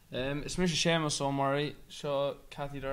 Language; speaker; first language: Irish; non-native, local second language; English